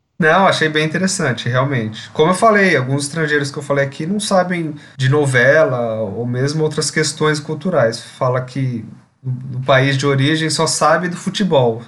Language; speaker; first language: Portuguese; native; Portuguese